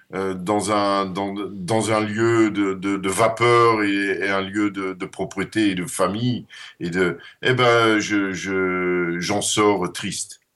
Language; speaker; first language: French; non-native, fluent; Dutch